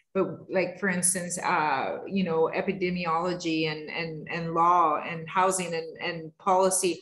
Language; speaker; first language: English; native; English